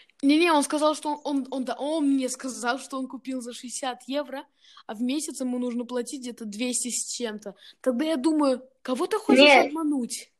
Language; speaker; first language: Russian; early bilingual, heritage; Russian